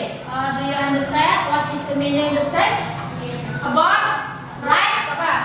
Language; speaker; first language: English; non-native, learner; Indonesian